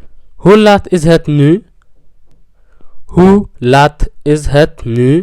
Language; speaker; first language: Dutch; non-native, fluent; Tigrinya